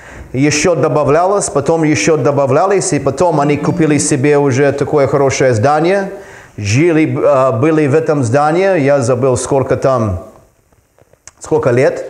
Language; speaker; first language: Russian; non-native, fluent; English